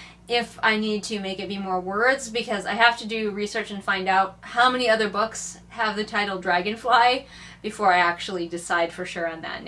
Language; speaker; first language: English; native; English